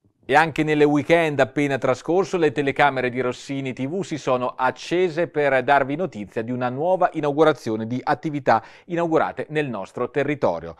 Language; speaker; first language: Italian; native; Italian